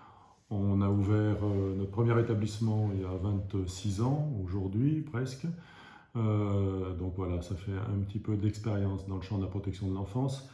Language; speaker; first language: French; native; French